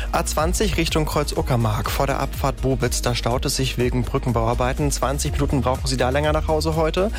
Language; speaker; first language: German; native; German